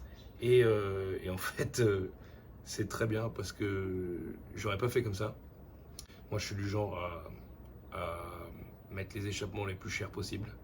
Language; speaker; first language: French; native; French